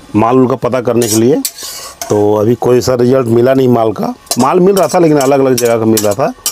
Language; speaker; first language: Hindi; native; Hindi